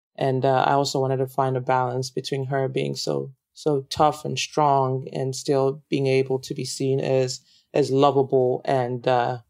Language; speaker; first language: English; non-native, local second language; Yoruba